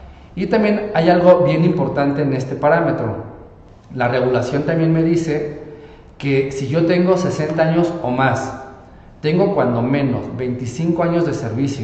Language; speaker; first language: Spanish; native; Spanish